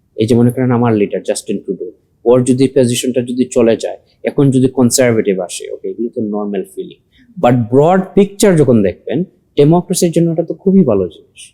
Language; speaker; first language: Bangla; early bilingual, heritage; Sylheti